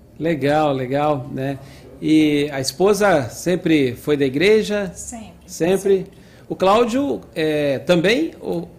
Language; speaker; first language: Portuguese; native; Portuguese